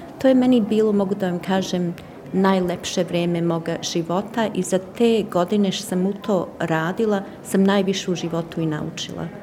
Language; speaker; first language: Croatian; early bilingual, heritage; Serbian